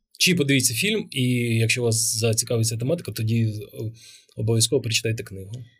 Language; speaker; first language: Ukrainian; native; Ukrainian